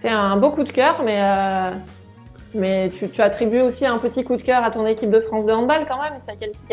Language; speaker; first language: French; native; French